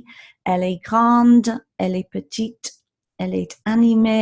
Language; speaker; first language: French; non-native, fluent; English